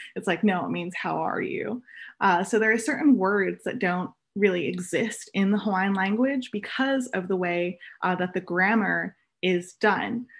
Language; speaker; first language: English; native; English